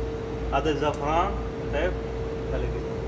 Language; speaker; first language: Arabic; non-native, learner; Urdu